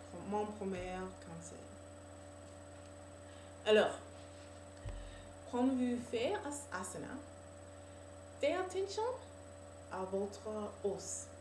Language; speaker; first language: French; non-native, learner; English